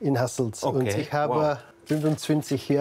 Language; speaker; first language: German; non-native, learner; Dutch